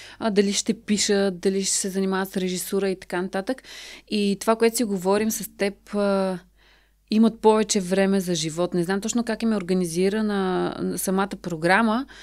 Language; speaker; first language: Bulgarian; native; Bulgarian